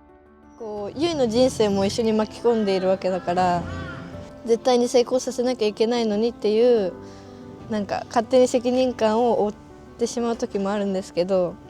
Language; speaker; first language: Japanese; native; Japanese